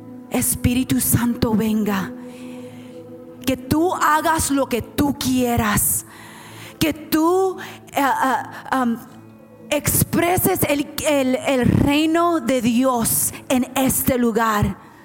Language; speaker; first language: Spanish; native; Spanish